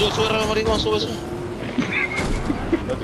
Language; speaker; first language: Spanish; native; Spanish